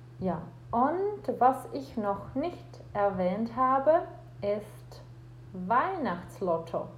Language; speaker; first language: German; non-native, fluent; Czech